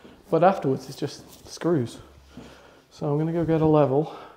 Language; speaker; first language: English; native; English